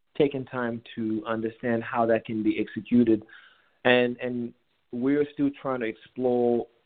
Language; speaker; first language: English; non-native, local second language; Bemba